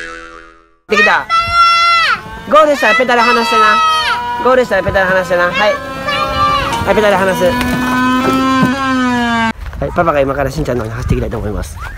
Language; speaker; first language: Japanese; native; Japanese